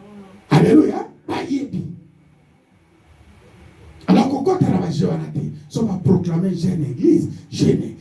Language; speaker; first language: French; non-native, local second language; Lingala